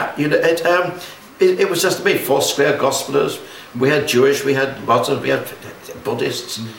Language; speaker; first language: English; native; English